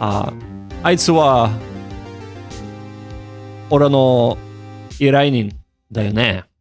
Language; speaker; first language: Japanese; non-native, learner; English